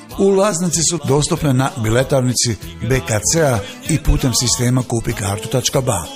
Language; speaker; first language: Bosnian; native; Bosnian